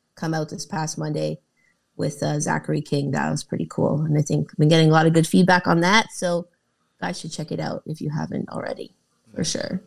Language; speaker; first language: English; native; English